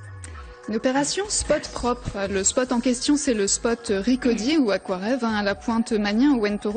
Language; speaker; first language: French; native; French